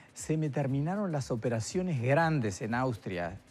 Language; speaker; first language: Spanish; native; Spanish